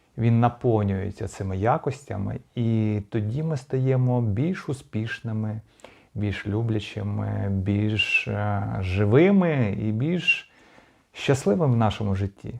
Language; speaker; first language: Ukrainian; native; Ukrainian